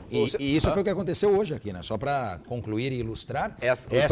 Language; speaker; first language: Portuguese; native; Portuguese